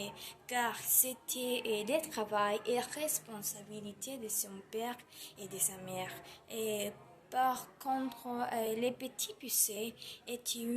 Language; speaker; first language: French; non-native, learner; Spanish